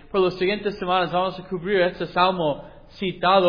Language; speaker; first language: Spanish; non-native, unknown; English